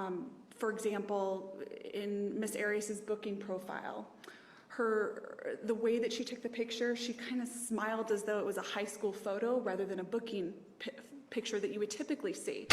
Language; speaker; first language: English; native; English